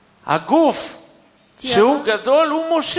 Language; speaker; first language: Hebrew; non-native, fluent; Russian